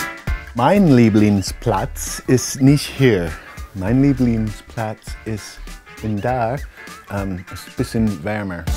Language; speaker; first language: German; non-native, learner; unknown